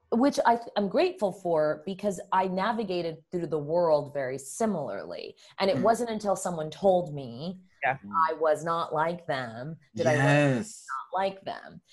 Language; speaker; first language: English; early bilingual, other home language; Spanish